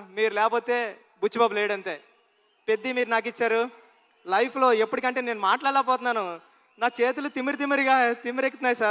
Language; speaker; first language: Telugu; native; Telugu